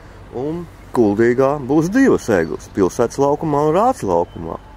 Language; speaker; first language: Latvian; native; Latvian